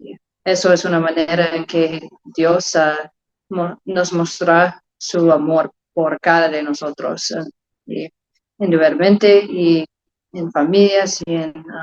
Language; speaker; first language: Spanish; non-native, learner; English